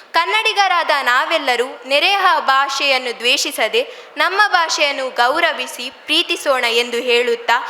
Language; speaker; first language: Kannada; native; Kannada